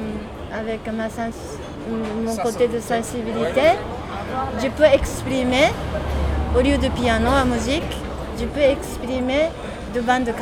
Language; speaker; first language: French; non-native, learner; Japanese